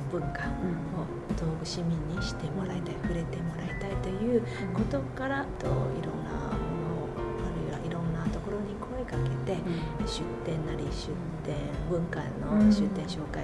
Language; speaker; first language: Japanese; non-native, fluent; Chinese